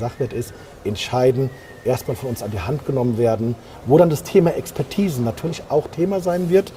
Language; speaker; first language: German; native; German